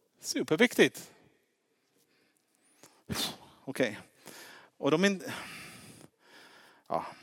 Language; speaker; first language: Swedish; non-native, fluent; English